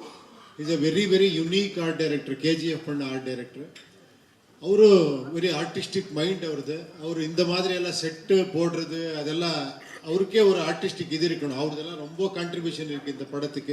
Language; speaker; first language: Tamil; non-native, learner; Kannada